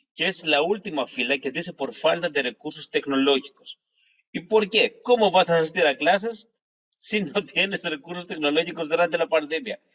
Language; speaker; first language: Spanish; non-native, fluent; Greek